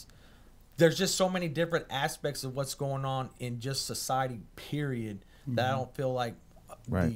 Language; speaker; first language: English; native; English